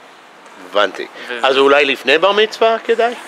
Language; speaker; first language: Hebrew; non-native, fluent; English